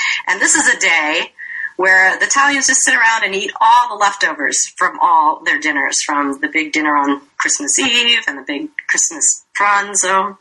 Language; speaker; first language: English; native; English